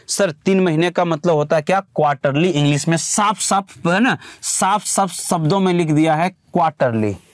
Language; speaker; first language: Hindi; native; Hindi